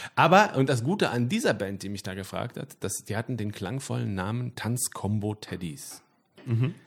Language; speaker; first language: German; native; German